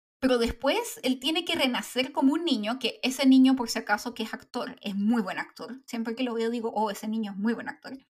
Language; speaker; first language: Spanish; native; Spanish